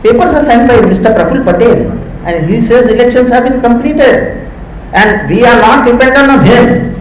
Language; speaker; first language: English; non-native, local second language; Marathi